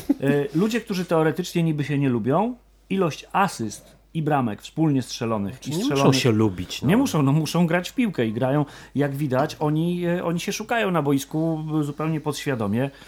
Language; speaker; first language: Polish; native; Polish